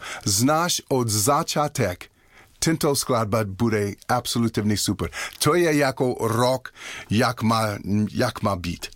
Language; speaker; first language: Czech; non-native, learner; English